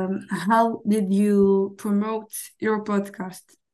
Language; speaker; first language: English; non-native, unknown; Arabic